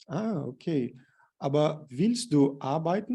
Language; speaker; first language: German; non-native, fluent; Portuguese